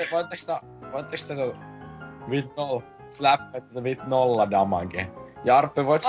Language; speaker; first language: Finnish; native; Finnish